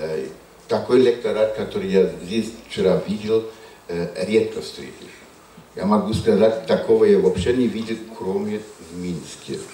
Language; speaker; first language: Russian; non-native, fluent; German